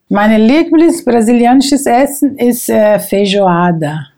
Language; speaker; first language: German; non-native, fluent; Portuguese